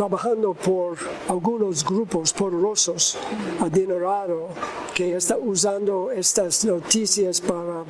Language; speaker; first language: Spanish; non-native, learner; English